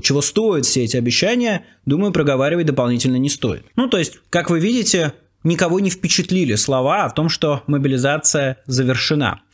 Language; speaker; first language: Russian; native; Russian